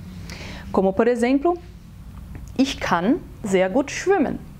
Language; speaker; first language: German; non-native, fluent; Portuguese